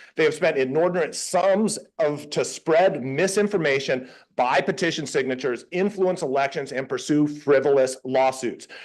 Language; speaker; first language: English; native; English